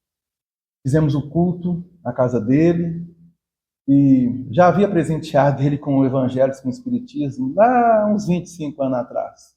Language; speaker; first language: Portuguese; native; Portuguese